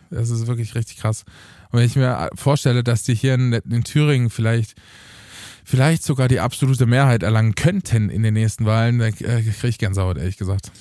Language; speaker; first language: German; early bilingual, other home language; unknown